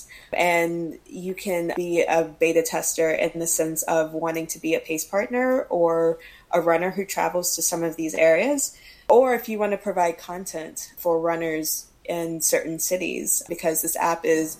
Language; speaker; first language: English; native; English